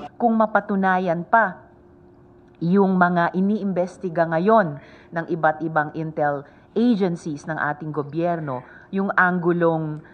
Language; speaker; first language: Filipino; native; Filipino